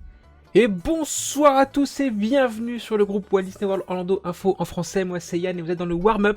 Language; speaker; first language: French; native; French